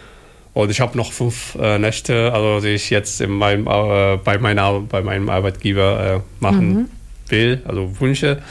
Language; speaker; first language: German; non-native, learner; Somali